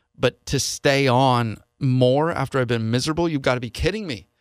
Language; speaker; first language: English; native; English